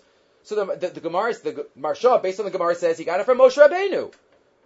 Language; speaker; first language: English; native; English